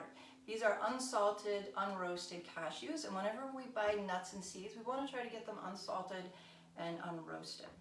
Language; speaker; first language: English; native; English